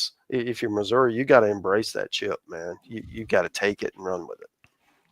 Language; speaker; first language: English; native; English